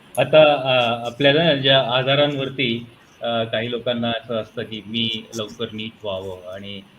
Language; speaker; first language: Marathi; non-native, local second language; Punjabi